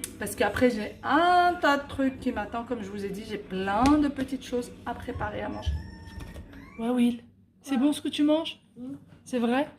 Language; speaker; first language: French; early bilingual, other home language; Arabic